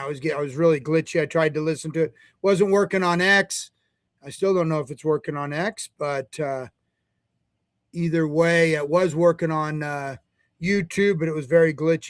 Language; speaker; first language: English; native; English